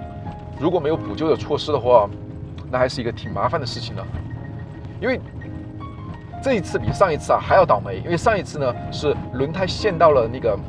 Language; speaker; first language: Chinese; native; Chinese